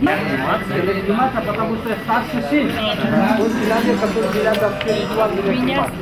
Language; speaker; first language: Russian; non-native, fluent; Hindi